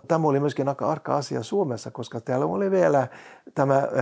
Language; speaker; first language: Finnish; non-native, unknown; Norwegian